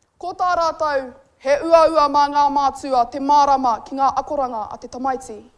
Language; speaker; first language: Māori; native; Māori